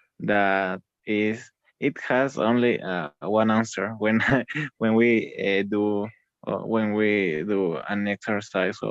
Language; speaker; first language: English; non-native, learner; Spanish